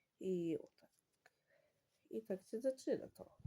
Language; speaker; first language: Polish; early bilingual, heritage; Polish